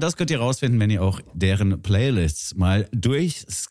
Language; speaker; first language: German; native; German